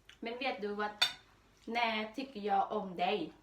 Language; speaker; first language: Swedish; non-native, learner; Thai